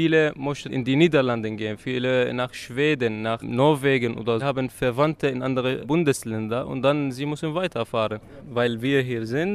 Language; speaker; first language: German; non-native, learner; Arabic